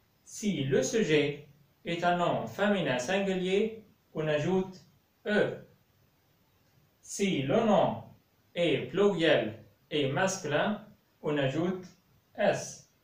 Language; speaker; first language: French; non-native, fluent; Arabic